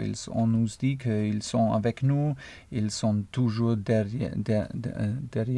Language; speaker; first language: French; non-native, fluent; German